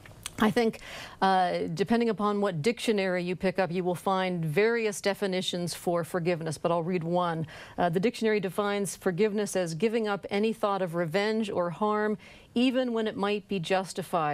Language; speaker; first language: English; native; English